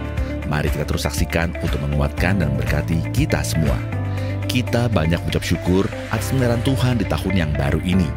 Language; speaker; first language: Indonesian; native; Indonesian